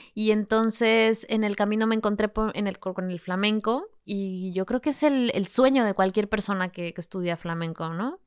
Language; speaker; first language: Spanish; native; Spanish